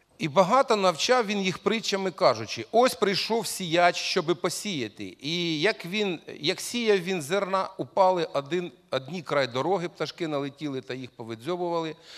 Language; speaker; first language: Ukrainian; non-native, local second language; Russian